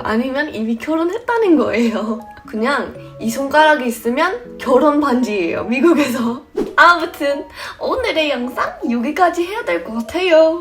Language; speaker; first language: Korean; non-native, fluent; English